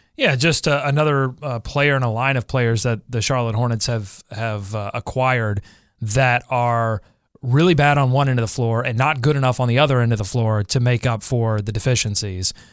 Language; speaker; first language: English; native; English